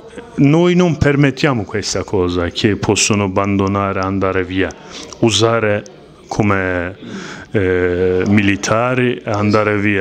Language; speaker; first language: Italian; non-native, learner; Kurdish